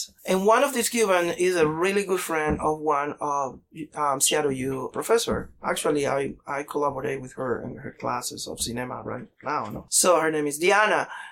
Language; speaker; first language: English; non-native, learner; Spanish